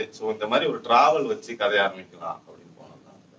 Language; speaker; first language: Tamil; native; Tamil